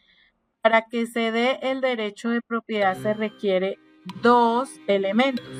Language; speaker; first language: Spanish; native; Spanish